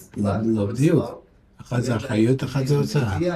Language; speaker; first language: Hebrew; non-native, fluent; English